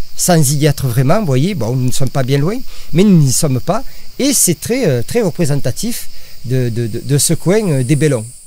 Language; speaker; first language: French; native; French